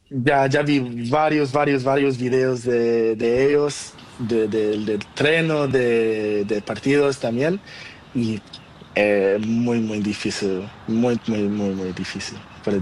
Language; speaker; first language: Spanish; non-native, learner; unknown